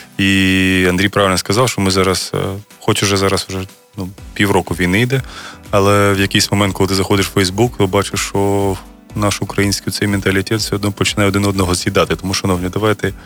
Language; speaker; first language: Ukrainian; native; Ukrainian